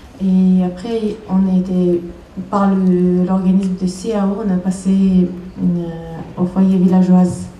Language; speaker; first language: French; non-native, learner; Chechen